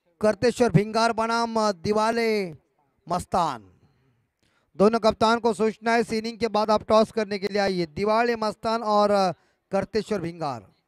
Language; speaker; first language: Hindi; non-native, local second language; Marathi